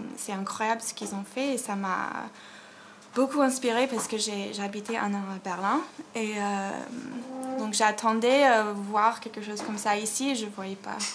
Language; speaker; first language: French; non-native, fluent; English